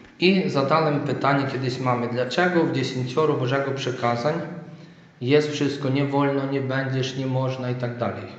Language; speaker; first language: Polish; native; Polish